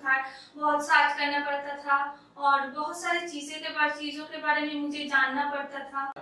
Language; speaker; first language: Hindi; non-native, local second language; Bangla